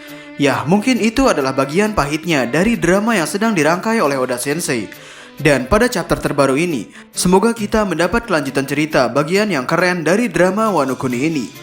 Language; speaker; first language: Indonesian; native; Indonesian